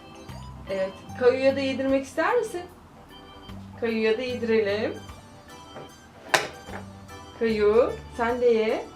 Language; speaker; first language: Turkish; native; Turkish